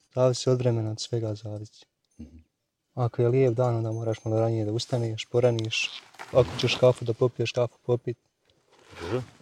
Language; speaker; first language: Bosnian; native; Bosnian